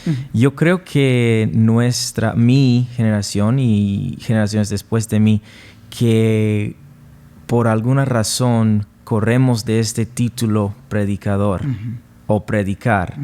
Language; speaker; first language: Spanish; non-native, fluent; English